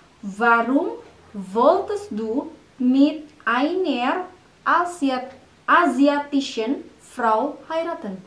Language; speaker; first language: German; non-native, learner; Indonesian